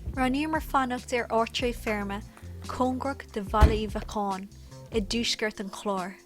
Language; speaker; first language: Irish; non-native, local second language; English